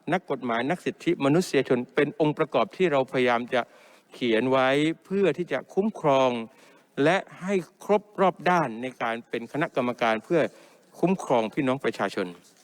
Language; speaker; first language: Thai; non-native, local second language; Pattani Malay